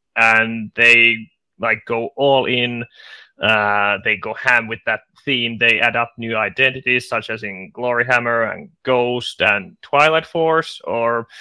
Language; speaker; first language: English; non-native, fluent; Finnish